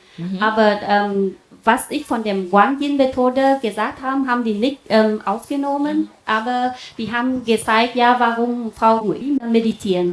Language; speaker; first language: German; non-native, fluent; Vietnamese